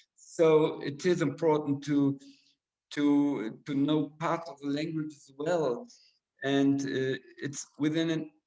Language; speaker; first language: English; non-native, fluent; German